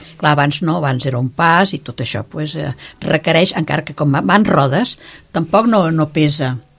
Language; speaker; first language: Catalan; non-native, local second language; Spanish